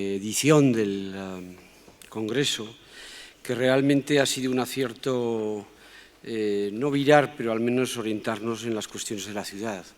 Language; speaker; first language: Spanish; native; Spanish